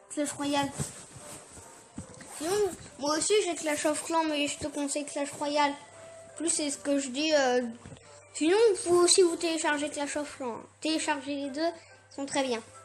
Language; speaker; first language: French; native; French